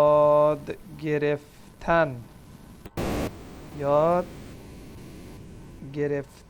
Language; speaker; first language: Persian; non-native, fluent; Urdu